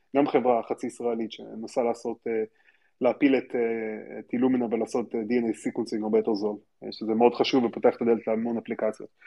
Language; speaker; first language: Hebrew; native; Hebrew